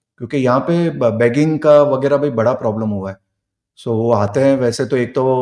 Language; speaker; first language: Hindi; non-native, local second language; Gujarati